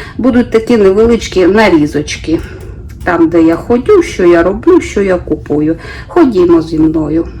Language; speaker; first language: Ukrainian; non-native, local second language; Russian